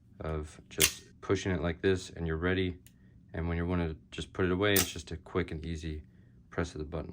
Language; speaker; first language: English; native; English